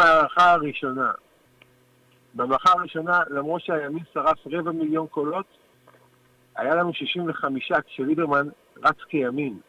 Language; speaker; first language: Hebrew; native; Hebrew